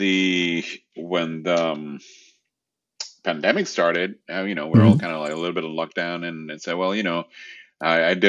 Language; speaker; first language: English; non-native, fluent; Spanish